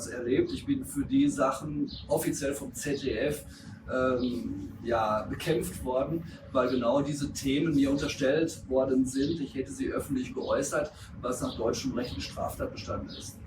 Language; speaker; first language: German; native; German